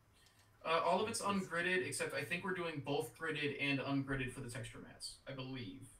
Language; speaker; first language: English; native; English